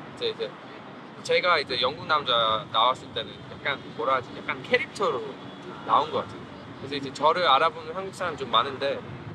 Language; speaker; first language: Korean; non-native, fluent; English